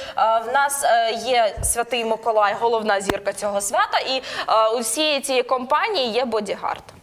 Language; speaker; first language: Ukrainian; native; Ukrainian